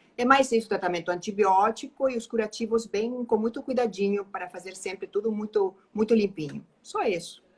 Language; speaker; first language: Portuguese; non-native, fluent; Spanish